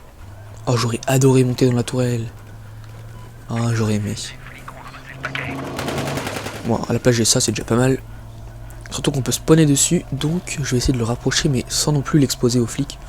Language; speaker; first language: French; native; French